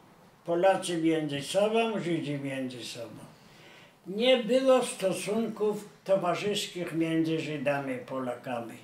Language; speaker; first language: Polish; non-native, local second language; Yiddish